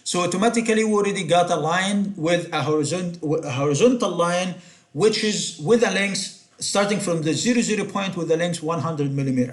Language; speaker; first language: English; non-native, fluent; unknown